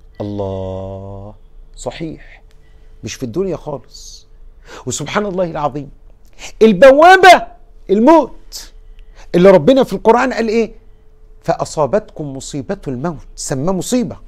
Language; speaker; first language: Arabic; native; Arabic